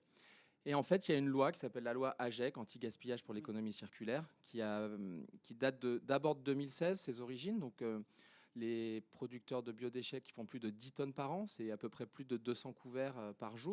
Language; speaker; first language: French; native; French